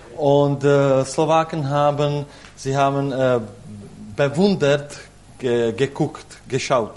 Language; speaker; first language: German; non-native, learner; Czech